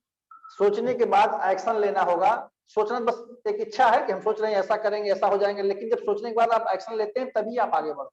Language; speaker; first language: Hindi; native; Hindi